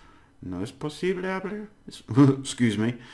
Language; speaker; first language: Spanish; non-native, learner; English